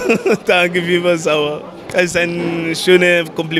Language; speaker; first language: German; non-native, fluent; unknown